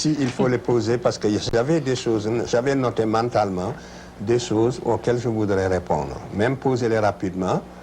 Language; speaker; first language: French; non-native, local second language; Wolof